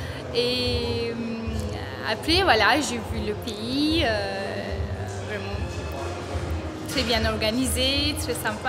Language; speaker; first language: French; non-native, fluent; Turkish